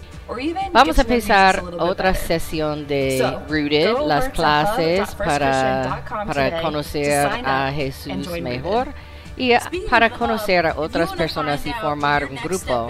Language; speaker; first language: Spanish; non-native, learner; English